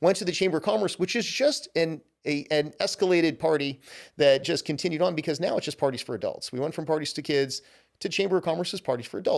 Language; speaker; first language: English; native; English